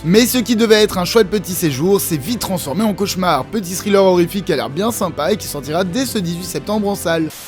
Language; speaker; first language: French; native; French